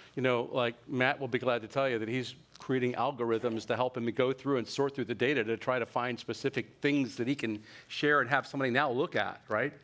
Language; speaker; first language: English; native; English